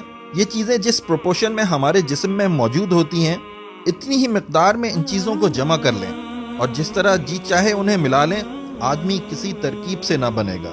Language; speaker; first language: Urdu; native; Urdu